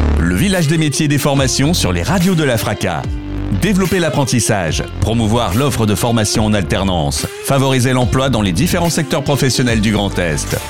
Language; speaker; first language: French; native; French